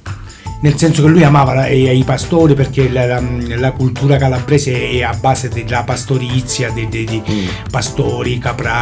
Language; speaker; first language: Italian; native; Italian